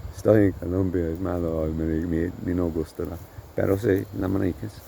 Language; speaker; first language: Spanish; non-native, learner; English